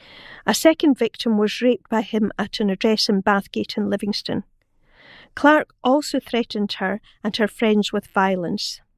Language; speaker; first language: English; native; English